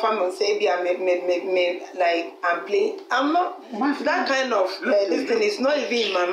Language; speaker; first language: English; non-native, local second language; Akan